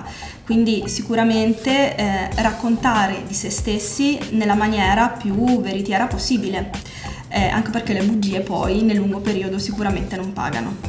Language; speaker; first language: Italian; native; Italian